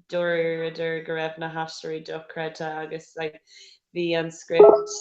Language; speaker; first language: Irish; non-native, local second language; English